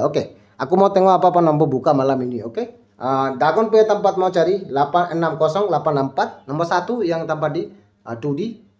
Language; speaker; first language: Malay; non-native, local second language; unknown